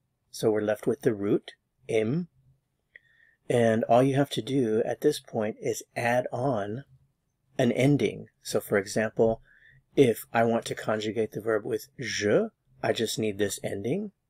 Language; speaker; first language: English; native; English